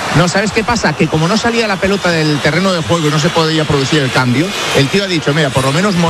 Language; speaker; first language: Spanish; native; Spanish